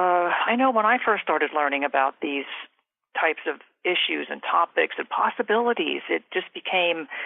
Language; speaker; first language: English; native; English